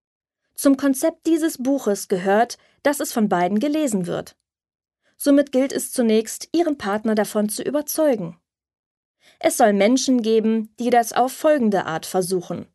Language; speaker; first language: German; native; German